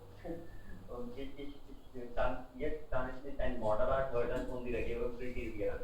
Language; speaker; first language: German; non-native, learner; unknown